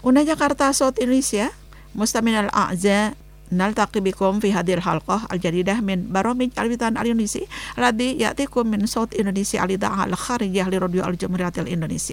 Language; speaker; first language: Arabic; non-native, fluent; Indonesian